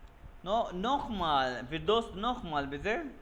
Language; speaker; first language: German; non-native, learner; Urdu